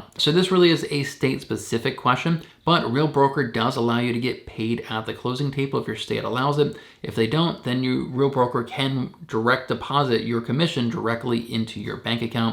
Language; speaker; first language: English; native; English